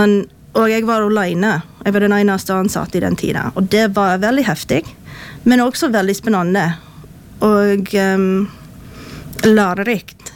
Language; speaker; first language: Norwegian; non-native, fluent; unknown